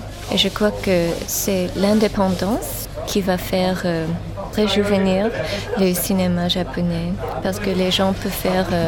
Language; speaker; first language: French; non-native, fluent; English